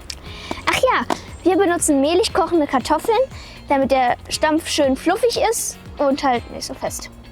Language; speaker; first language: German; native; German